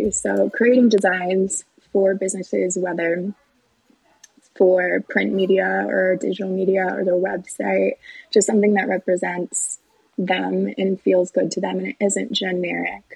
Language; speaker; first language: English; native; English